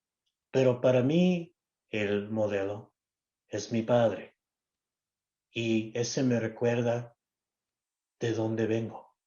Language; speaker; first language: Spanish; non-native, local second language; English